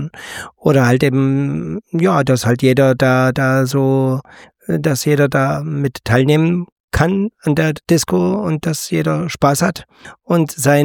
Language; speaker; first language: German; native; German